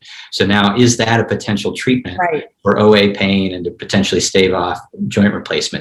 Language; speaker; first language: English; native; English